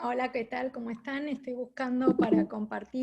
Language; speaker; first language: Spanish; native; Spanish